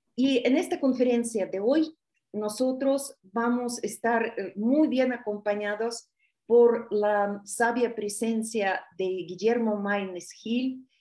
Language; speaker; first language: Spanish; non-native, fluent; Russian